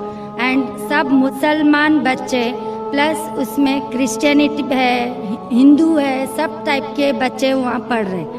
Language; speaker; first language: Hindi; non-native, local second language; Marathi